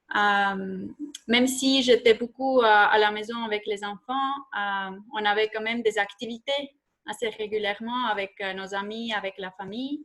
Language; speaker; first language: French; non-native, fluent; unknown